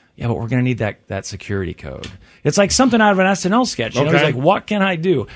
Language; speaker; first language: English; native; English